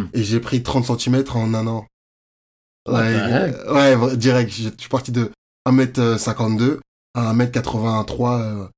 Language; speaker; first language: French; native; French